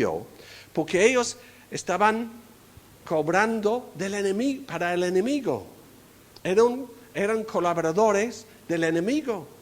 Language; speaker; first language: Spanish; non-native, fluent; English